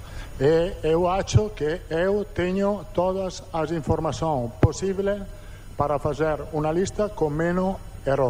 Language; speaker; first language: Portuguese; non-native, fluent; Italian